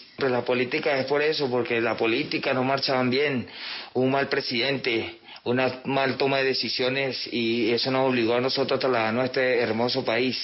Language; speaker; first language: Spanish; native; Spanish